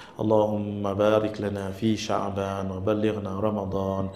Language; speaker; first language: Arabic; non-native, fluent; Malay